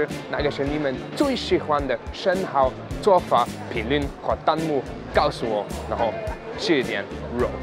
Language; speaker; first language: Chinese; non-native, fluent; German